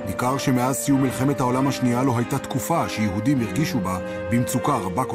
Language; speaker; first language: Hebrew; native; Hebrew